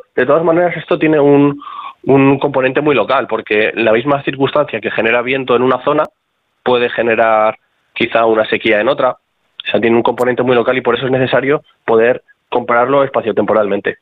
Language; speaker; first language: Spanish; native; Spanish